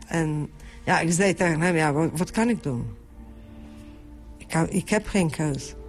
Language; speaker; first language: Dutch; non-native, fluent; Bosnian